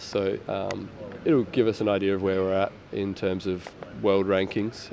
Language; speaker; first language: English; native; English